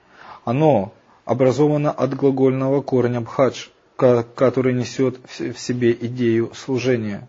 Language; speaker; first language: Russian; native; Russian